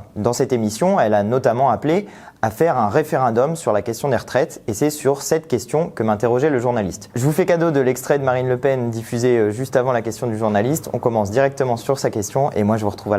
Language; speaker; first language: French; native; French